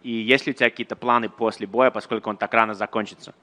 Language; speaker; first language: Russian; native; Russian